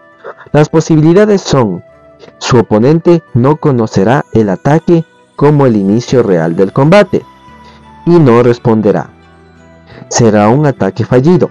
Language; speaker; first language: Spanish; native; Spanish